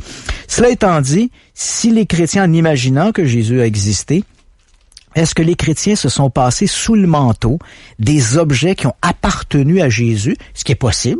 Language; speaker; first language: French; native; French